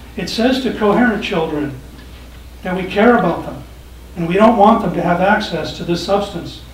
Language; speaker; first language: English; native; English